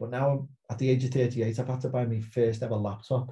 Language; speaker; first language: English; native; English